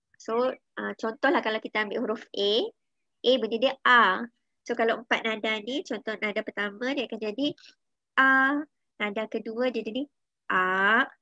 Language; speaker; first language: Malay; native; Malay